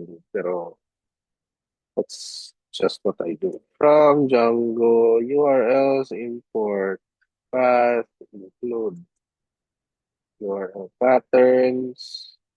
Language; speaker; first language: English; non-native, local second language; Cebuano